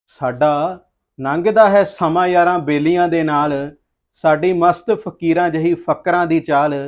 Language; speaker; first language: Hindi; non-native, local second language; Punjabi